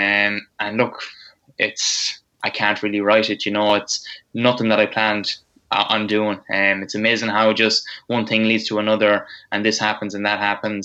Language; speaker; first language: English; native; English